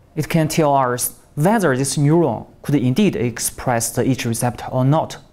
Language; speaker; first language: English; non-native, learner; Chinese